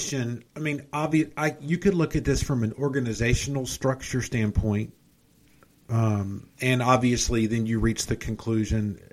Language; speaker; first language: English; native; English